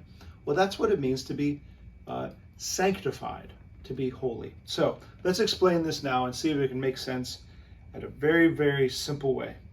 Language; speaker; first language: English; native; English